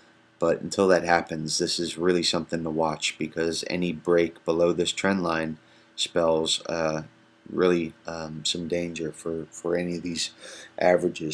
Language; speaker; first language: English; native; English